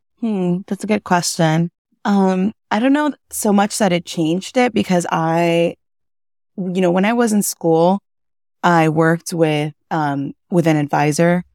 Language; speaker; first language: English; early bilingual, other home language; Spanish